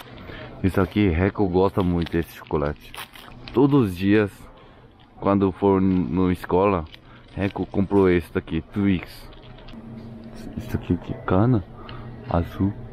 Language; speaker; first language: Portuguese; non-native, learner; Korean